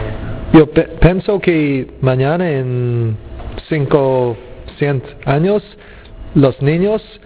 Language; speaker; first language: Spanish; non-native, learner; English